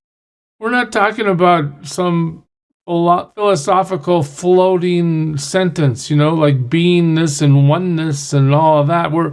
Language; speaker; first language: English; native; English